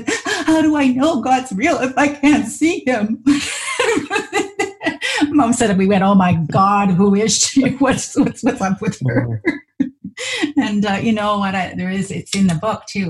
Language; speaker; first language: English; native; English